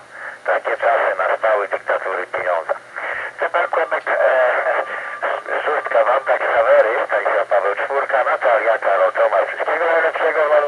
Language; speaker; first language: Polish; native; Polish